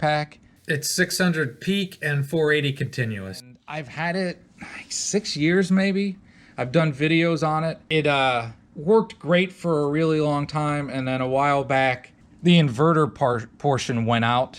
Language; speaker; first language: English; native; English